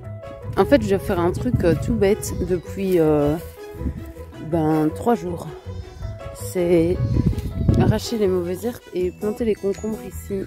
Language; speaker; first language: French; native; French